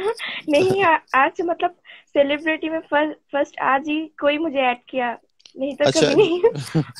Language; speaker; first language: Hindi; non-native, learner; Bangla